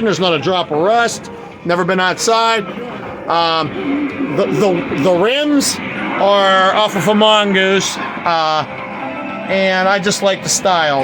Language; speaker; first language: English; native; English